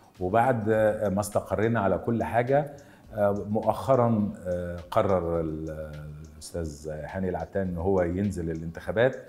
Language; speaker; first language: Arabic; native; Arabic